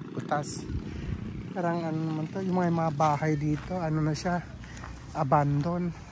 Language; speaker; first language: Filipino; non-native, local second language; Chavacano